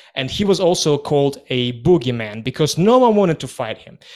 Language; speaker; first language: English; non-native, fluent; Russian